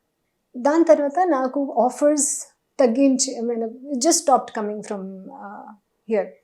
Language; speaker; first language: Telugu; non-native, fluent; Hindi